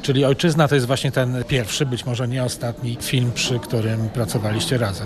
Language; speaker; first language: Polish; native; Polish